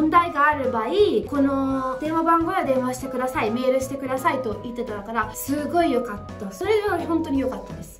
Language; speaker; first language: Japanese; non-native, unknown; Italian